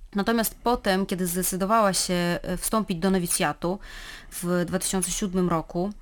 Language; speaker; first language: Polish; non-native, fluent; Russian